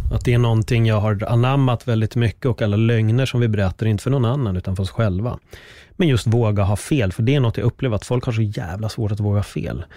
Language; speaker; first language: Swedish; native; Swedish